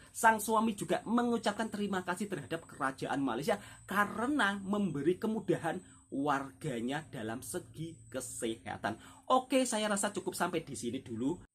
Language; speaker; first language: Indonesian; native; Indonesian